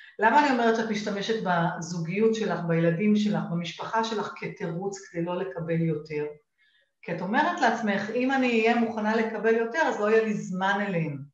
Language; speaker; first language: Hebrew; native; Hebrew